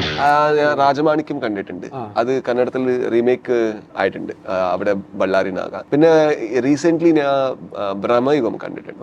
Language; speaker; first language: Malayalam; non-native, learner; Kannada